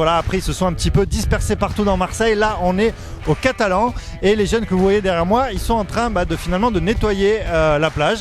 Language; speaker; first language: French; native; French